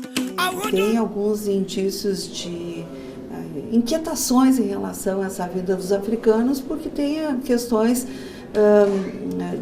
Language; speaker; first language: Portuguese; native; Portuguese